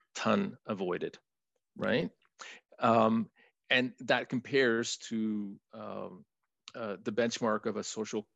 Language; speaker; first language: English; non-native, fluent; Spanish